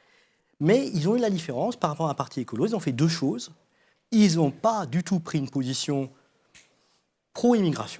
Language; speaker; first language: French; native; French